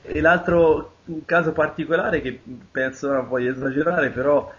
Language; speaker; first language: Italian; native; Italian